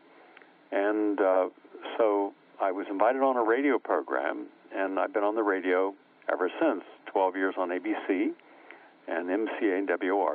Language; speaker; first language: English; native; English